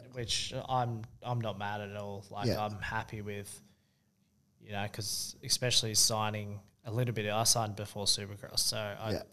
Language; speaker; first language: English; native; English